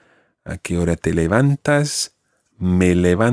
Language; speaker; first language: Spanish; non-native, fluent; English